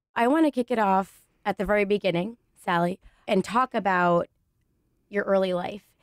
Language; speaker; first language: English; native; English